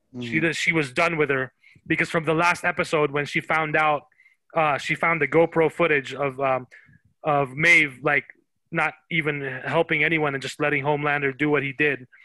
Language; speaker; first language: English; non-native, local second language; Filipino